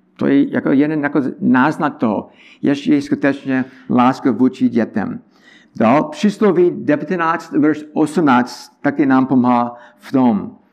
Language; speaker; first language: Czech; non-native, learner; English